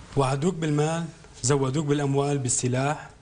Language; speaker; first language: Arabic; native; Arabic